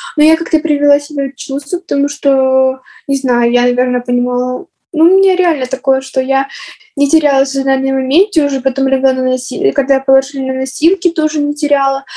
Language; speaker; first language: Russian; native; Russian